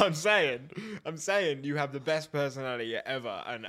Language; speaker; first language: English; native; English